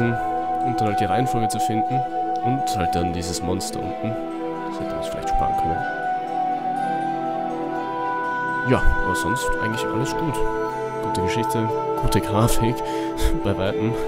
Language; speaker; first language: German; native; German